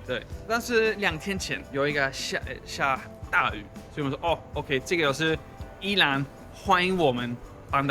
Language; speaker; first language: Chinese; non-native, fluent; Swedish